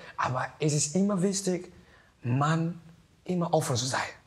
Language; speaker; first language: German; non-native, learner; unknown